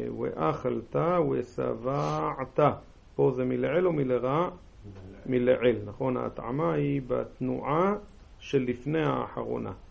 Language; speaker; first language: Hebrew; native; Hebrew